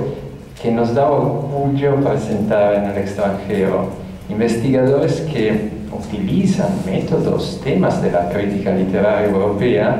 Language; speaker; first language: Spanish; non-native, fluent; Italian